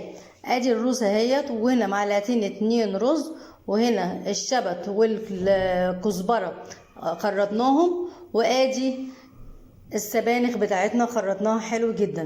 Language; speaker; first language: Arabic; native; Arabic